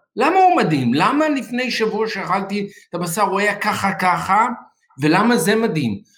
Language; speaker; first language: Hebrew; native; Hebrew